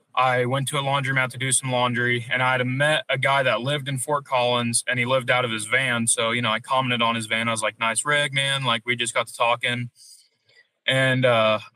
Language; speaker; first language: English; native; English